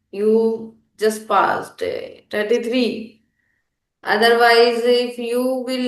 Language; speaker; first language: English; non-native, local second language; Hindi